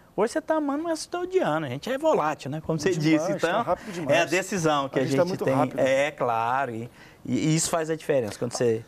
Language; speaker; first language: Portuguese; native; Portuguese